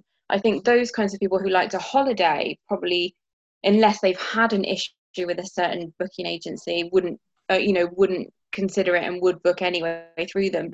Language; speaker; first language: English; native; English